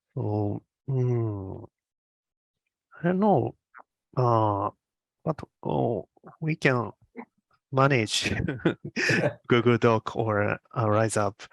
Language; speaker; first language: English; non-native, learner; Japanese